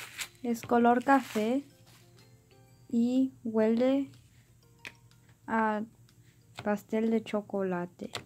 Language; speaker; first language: Spanish; early bilingual, heritage; Spanish